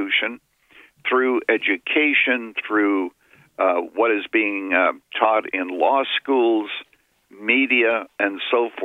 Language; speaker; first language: English; native; English